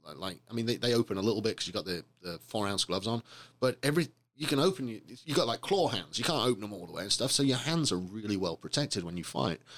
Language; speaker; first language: English; native; English